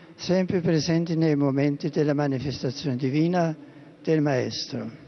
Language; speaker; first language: Italian; non-native, fluent; German